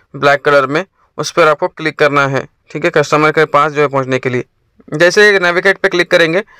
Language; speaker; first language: Hindi; native; Hindi